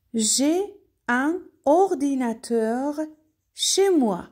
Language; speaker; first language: French; non-native, fluent; Persian